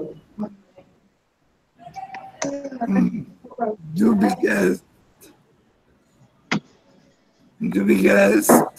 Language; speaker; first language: English; non-native, learner; Spanish